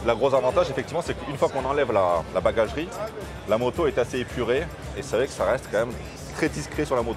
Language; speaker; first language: French; native; French